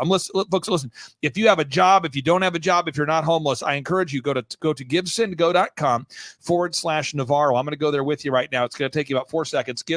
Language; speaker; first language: English; native; English